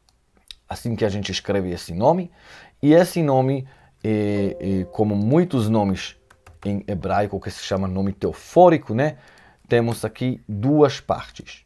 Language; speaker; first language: Portuguese; non-native, fluent; Hebrew